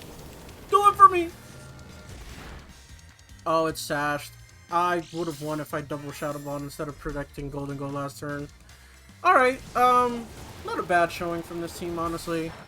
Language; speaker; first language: English; native; English